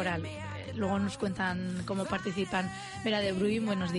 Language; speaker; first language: Spanish; native; Spanish